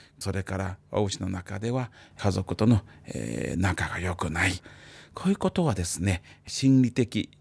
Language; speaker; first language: Japanese; non-native, fluent; Chinese